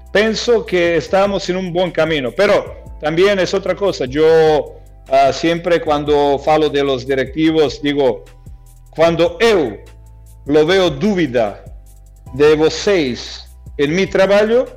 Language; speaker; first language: Spanish; non-native, fluent; Croatian